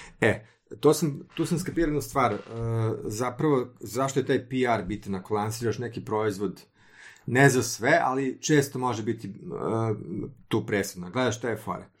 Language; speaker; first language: Serbian; native; Serbian